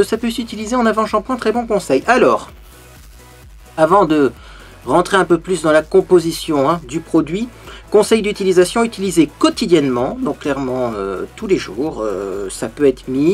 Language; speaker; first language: French; native; French